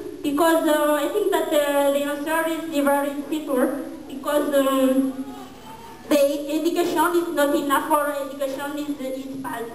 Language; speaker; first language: English; non-native, learner; Malagasy